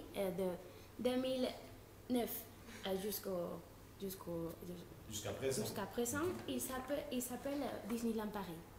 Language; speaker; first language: French; non-native, fluent; Spanish